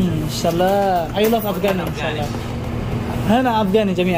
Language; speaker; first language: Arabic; non-native, learner; Indonesian